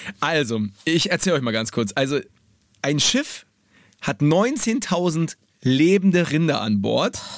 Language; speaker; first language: German; early bilingual, other home language; Polish